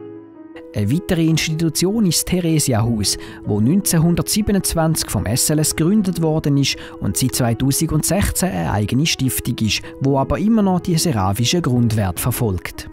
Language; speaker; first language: German; native; German